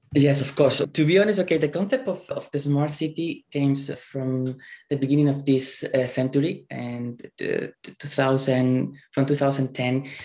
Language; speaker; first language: English; non-native, fluent; Spanish